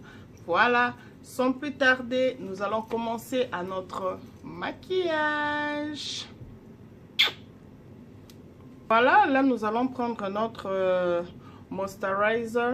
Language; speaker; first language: French; non-native, local second language; Lingala